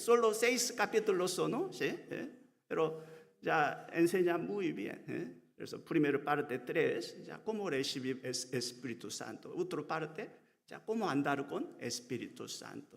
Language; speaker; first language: Spanish; non-native, learner; Korean